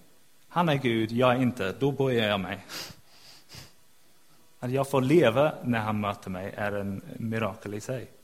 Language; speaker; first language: Swedish; non-native, fluent; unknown